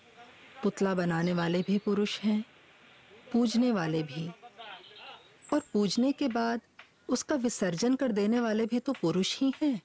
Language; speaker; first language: Hindi; native; Hindi